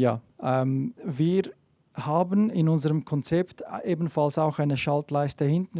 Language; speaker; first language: German; native; German